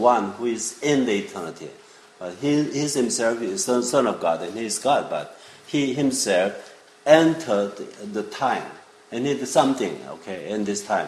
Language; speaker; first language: English; non-native, fluent; Korean